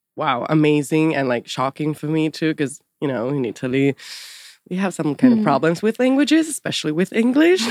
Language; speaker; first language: English; non-native, fluent; Italian